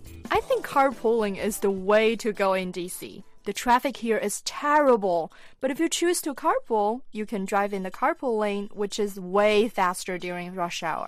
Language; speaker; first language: English; non-native, fluent; Chinese